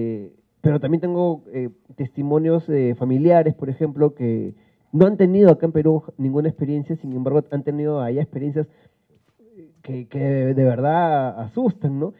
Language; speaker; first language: Spanish; native; Spanish